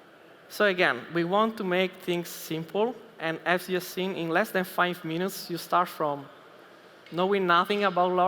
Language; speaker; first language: English; non-native, fluent; Italian